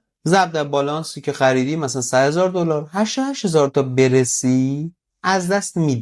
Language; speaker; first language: Persian; native; Persian